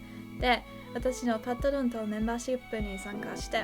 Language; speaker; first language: Japanese; non-native, learner; English